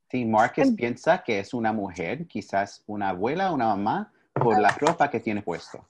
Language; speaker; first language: Spanish; early bilingual, heritage; English